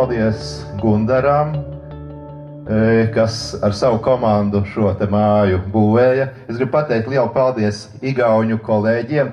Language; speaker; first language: Latvian; native; Latvian